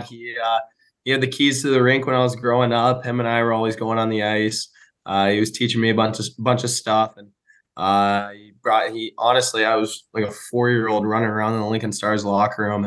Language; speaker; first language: English; native; English